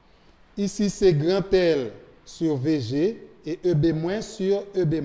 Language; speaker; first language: French; non-native, local second language; Haitian Creole